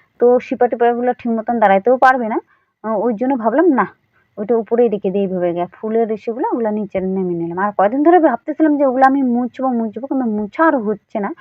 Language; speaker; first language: Bangla; non-native, local second language; Rangpuri